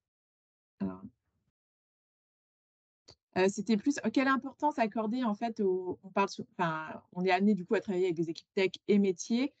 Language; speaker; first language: French; native; French